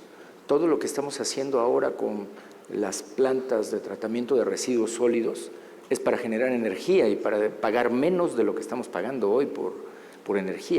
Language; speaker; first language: Spanish; native; Spanish